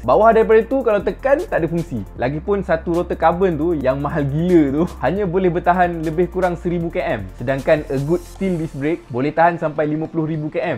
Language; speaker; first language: Malay; native; Malay